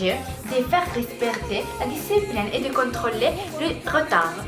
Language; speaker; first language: French; non-native, learner; Italian